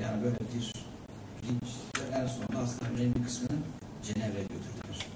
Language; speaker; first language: Turkish; native; Turkish